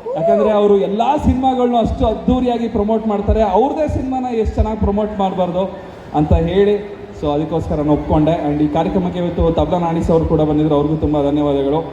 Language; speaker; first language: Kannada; native; Kannada